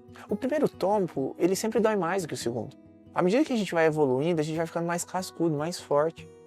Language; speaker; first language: Portuguese; native; Portuguese